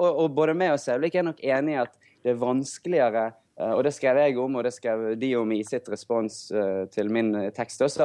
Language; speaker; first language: Norwegian; native; Norwegian